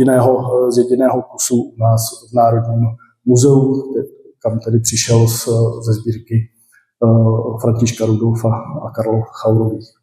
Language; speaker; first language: Czech; native; Czech